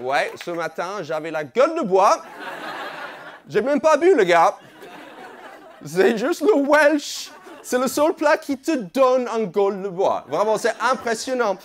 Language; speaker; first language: French; non-native, fluent; English